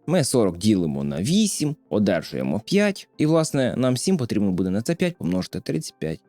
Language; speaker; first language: Ukrainian; native; Ukrainian